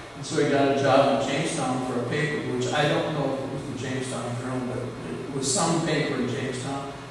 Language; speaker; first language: English; native; English